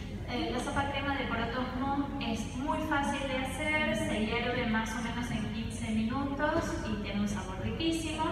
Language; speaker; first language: Spanish; native; Spanish